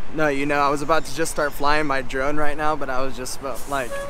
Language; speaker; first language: English; native; English